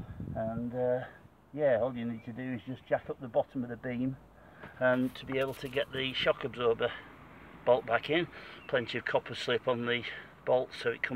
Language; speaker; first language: English; native; English